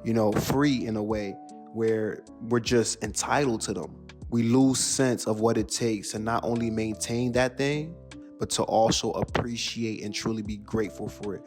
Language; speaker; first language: English; native; English